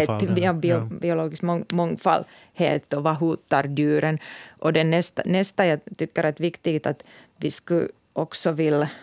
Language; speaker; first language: Swedish; non-native, local second language; Finnish